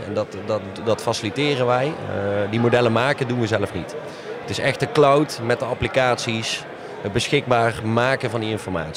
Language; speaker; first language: Dutch; native; Dutch